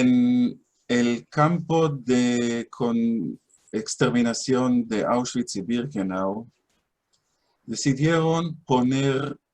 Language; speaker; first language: Spanish; non-native, fluent; Hebrew